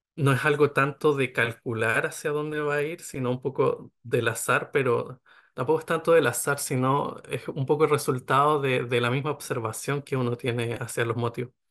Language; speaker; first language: Spanish; native; Spanish